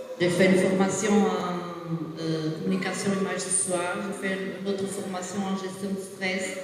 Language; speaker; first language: French; non-native, fluent; Portuguese